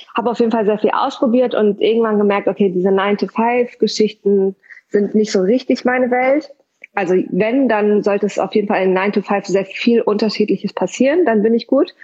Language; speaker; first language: German; early bilingual, other home language; Persian